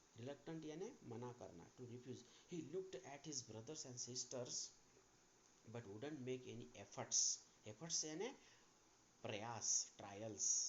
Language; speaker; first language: Hindi; non-native, local second language; Marathi